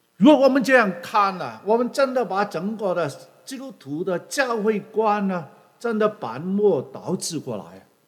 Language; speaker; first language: Chinese; non-native, local second language; Cantonese